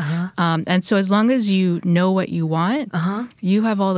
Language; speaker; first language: English; native; English